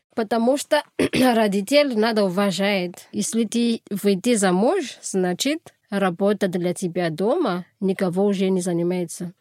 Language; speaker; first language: Russian; non-native, fluent; Malagasy